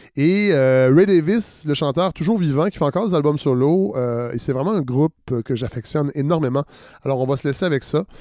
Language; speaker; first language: French; native; French